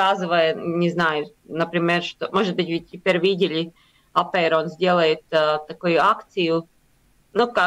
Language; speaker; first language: Russian; non-native, local second language; Latvian